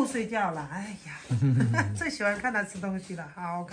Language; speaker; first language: Chinese; native; Chinese